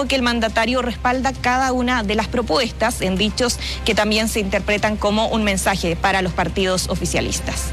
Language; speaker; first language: Spanish; native; Spanish